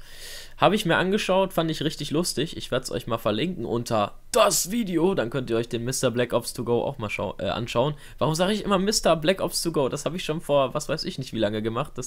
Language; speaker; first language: German; native; German